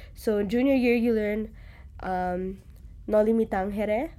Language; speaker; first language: English; native; English